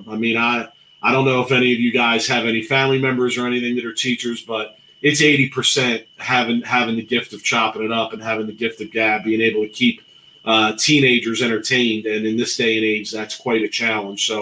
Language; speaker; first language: English; native; English